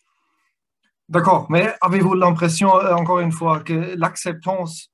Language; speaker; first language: French; non-native, fluent; German